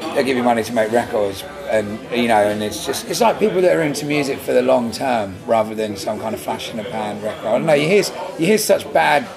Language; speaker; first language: English; native; English